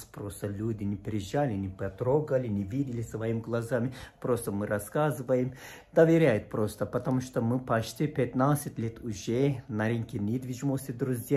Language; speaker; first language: Russian; non-native, fluent; Turkish